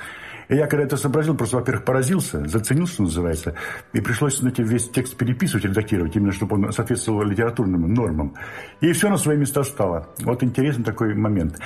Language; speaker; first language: Russian; native; Russian